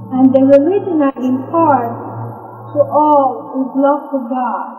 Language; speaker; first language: English; non-native, fluent; Persian